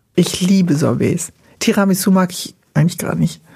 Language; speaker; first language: German; native; German